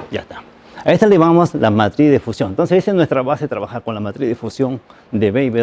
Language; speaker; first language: Spanish; native; Spanish